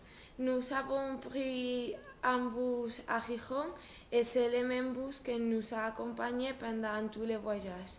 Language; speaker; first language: French; non-native, learner; Spanish